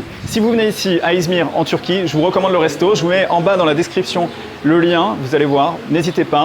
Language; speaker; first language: French; native; French